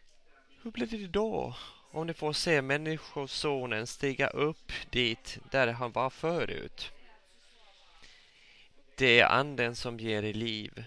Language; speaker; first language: Swedish; non-native, local second language; Finnish